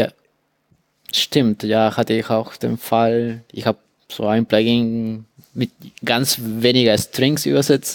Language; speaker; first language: German; non-native, fluent; Spanish